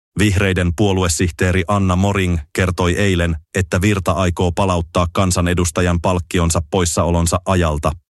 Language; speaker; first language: Finnish; native; Finnish